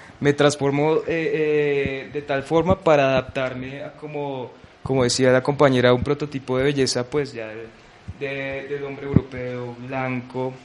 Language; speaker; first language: Spanish; native; Spanish